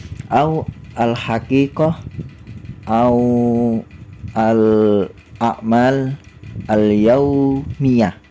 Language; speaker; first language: Arabic; non-native, learner; Indonesian